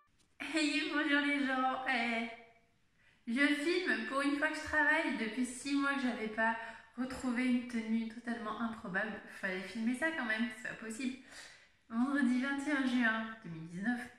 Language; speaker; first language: French; native; French